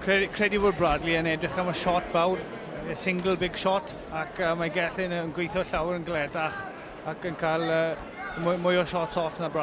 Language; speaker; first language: Welsh; non-native, local second language; English